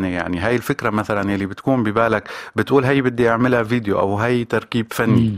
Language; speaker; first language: Arabic; native; Arabic